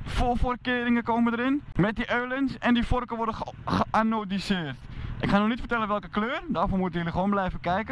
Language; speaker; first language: Dutch; native; Dutch